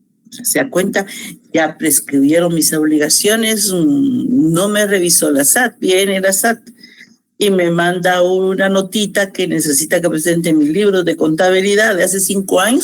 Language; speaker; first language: Spanish; native; Spanish